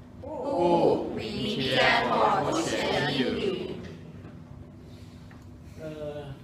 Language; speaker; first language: Chinese; non-native, learner; Thai